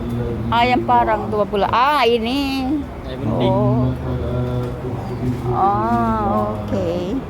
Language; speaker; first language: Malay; non-native, learner; Filipino